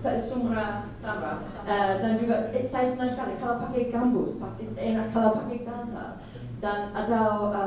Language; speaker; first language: Indonesian; non-native, fluent; English